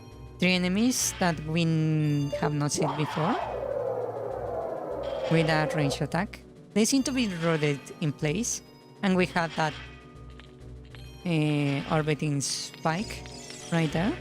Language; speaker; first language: English; non-native, fluent; Spanish